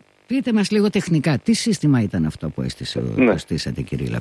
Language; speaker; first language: Greek; native; Greek